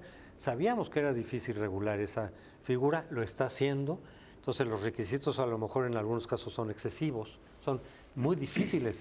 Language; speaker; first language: Spanish; native; Spanish